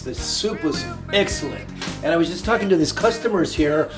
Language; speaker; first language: English; native; English